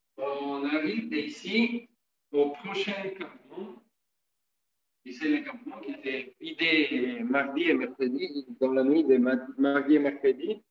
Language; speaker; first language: French; non-native, fluent; Italian